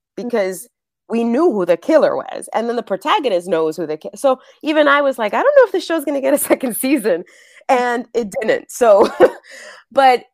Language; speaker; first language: English; early bilingual, other home language; Spanish